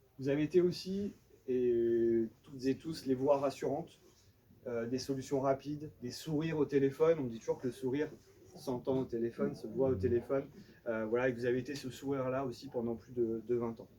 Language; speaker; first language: French; native; French